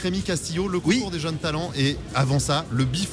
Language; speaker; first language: French; native; French